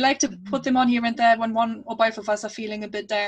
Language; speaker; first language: English; non-native, fluent; German